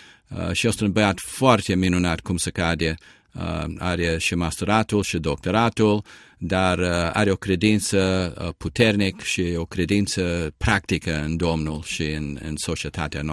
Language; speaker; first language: Romanian; early bilingual, heritage; Romanian